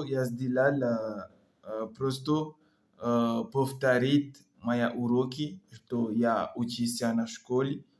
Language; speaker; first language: Russian; non-native, learner; French